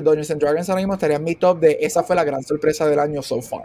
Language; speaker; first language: Spanish; native; Spanish